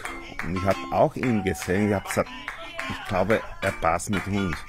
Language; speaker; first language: German; non-native, fluent; Spanish